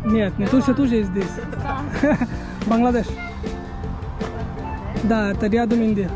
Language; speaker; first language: Russian; non-native, learner; Bangla